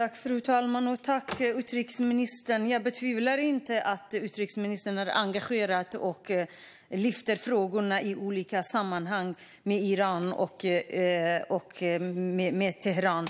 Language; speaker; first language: Swedish; non-native, fluent; Kurdish